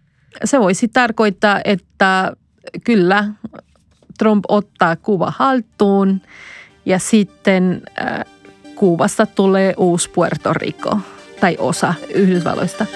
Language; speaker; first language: Finnish; non-native, fluent; Spanish